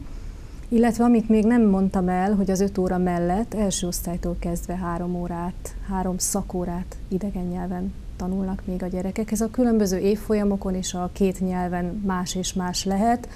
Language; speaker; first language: Hungarian; native; Hungarian